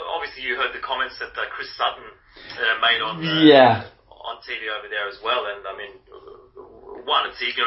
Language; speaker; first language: English; native; English